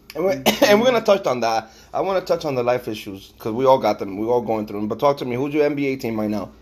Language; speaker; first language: English; early bilingual, other home language; Spanish